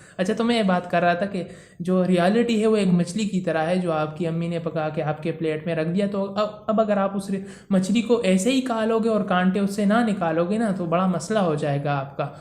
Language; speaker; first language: Urdu; non-native, local second language; Pashto